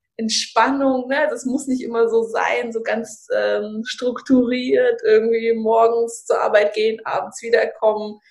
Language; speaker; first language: German; early bilingual, other home language; Russian